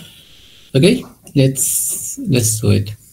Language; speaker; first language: English; non-native, learner; Spanish